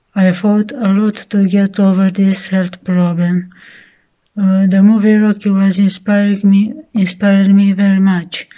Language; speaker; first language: English; non-native, learner; Romanian